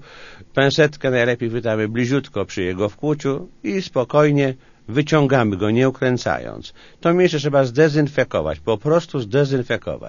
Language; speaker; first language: Polish; native; Polish